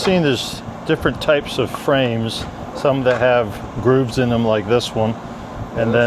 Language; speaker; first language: English; native; English